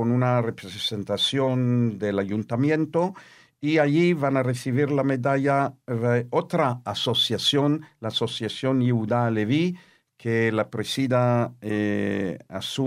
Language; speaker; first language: Spanish; non-native, fluent; Hebrew